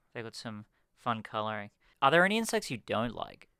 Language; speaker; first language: English; native; English